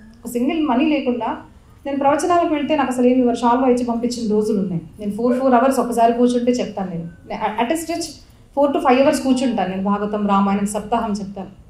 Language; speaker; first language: Telugu; non-native, local second language; Marathi